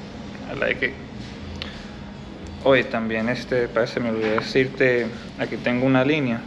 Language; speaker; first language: Spanish; non-native, learner; English